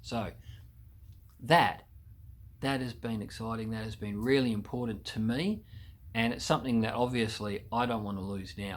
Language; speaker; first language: English; native; English